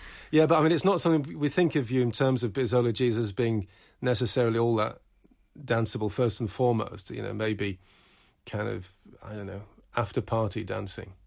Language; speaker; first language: English; native; English